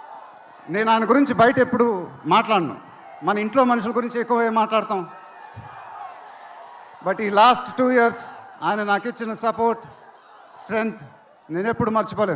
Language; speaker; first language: Telugu; native; Telugu